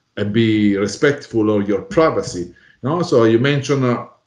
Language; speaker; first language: English; non-native, fluent; Italian